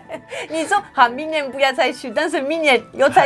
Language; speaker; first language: Chinese; non-native, fluent; French